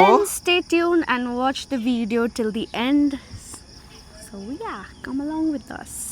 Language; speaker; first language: English; non-native, local second language; Malayalam